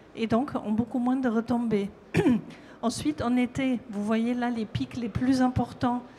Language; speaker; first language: French; non-native, fluent; German